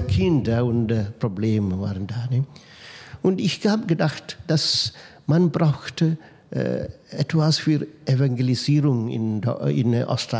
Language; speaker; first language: German; non-native, fluent; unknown